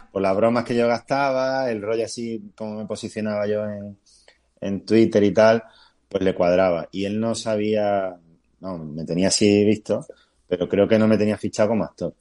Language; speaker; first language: Spanish; native; Spanish